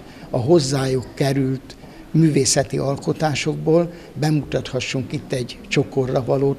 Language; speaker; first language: Hungarian; native; Hungarian